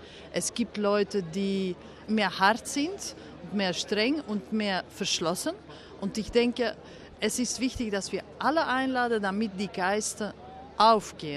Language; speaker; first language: German; non-native, fluent; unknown